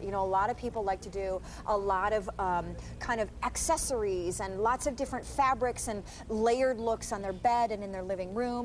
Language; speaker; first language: English; native; English